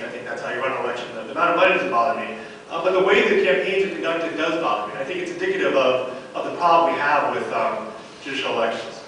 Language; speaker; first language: English; native; English